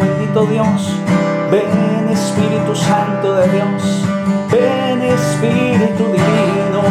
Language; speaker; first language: Spanish; native; Spanish